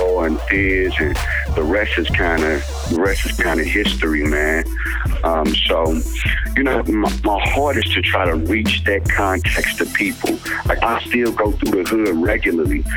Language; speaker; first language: English; native; English